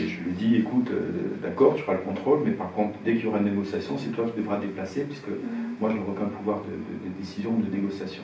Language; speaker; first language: French; native; French